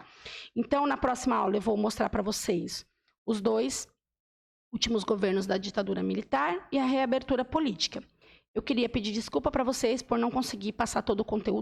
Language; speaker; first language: Portuguese; native; Portuguese